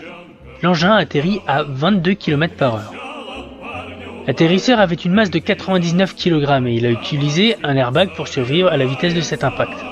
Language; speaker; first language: French; native; French